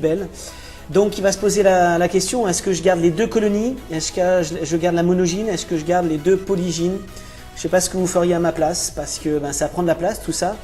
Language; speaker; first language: French; native; French